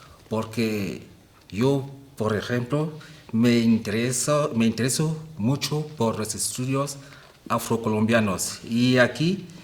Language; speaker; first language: Spanish; non-native, fluent; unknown